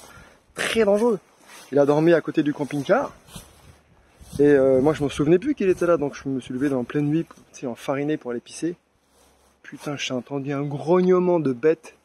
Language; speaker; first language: French; native; French